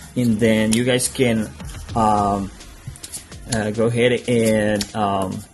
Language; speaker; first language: English; non-native, fluent; Spanish